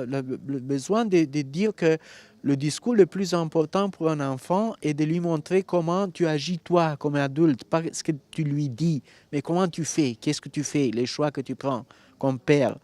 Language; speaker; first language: French; non-native, fluent; Romanian